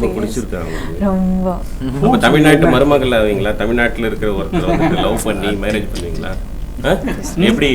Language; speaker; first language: Tamil; native; Tamil